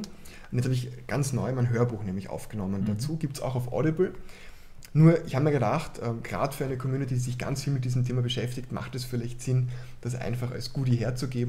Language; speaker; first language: German; native; German